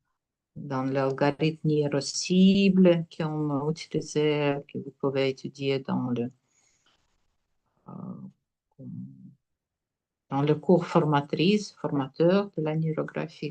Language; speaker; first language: French; non-native, learner; Russian